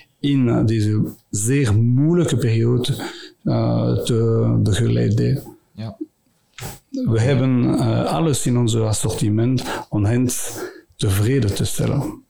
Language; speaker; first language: Dutch; non-native, local second language; French